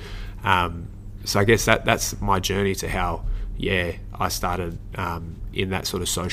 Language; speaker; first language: English; native; English